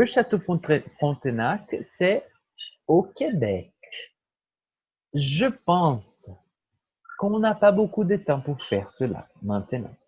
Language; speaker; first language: French; non-native, fluent; Portuguese